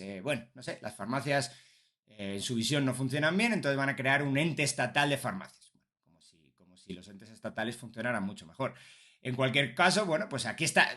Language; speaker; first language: Spanish; native; Spanish